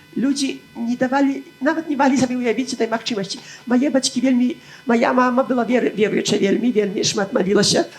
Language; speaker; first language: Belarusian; native; Belarusian